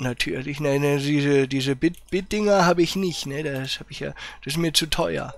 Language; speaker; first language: German; native; German